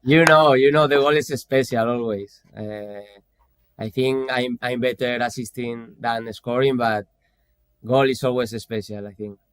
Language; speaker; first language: English; non-native, fluent; Spanish